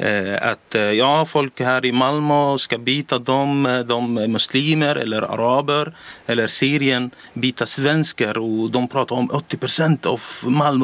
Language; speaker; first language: Swedish; non-native, learner; Arabic